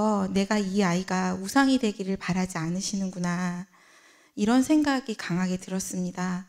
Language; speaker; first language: Korean; native; Korean